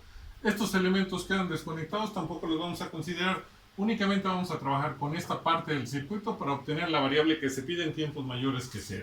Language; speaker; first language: Spanish; native; Spanish